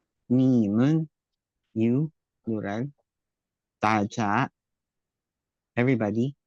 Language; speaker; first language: English; non-native, learner; Filipino